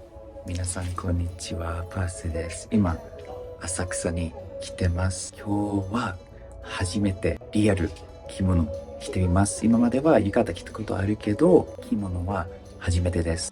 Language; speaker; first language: Japanese; non-native, fluent; English